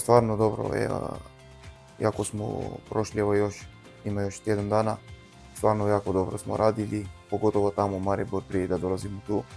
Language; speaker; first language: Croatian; non-native, learner; Arabic